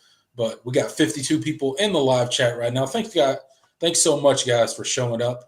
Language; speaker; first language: English; native; English